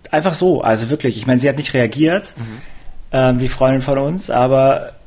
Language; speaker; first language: German; native; German